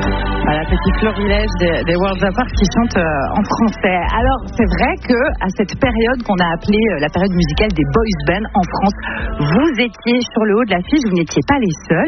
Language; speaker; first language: French; native; French